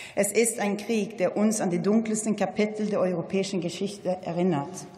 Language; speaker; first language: German; non-native, fluent; Swedish